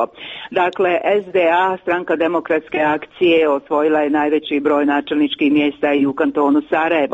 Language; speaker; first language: Croatian; native; Croatian